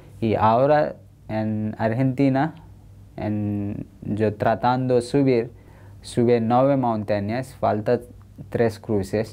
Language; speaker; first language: Spanish; non-native, learner; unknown